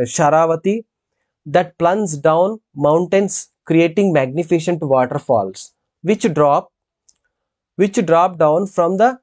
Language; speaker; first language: English; non-native, local second language; Telugu